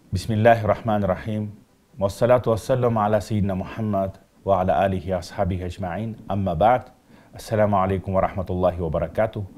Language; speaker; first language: Russian; non-native, local second language; Kazakh